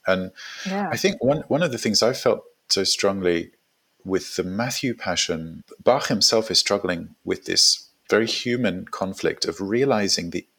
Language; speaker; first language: English; native; English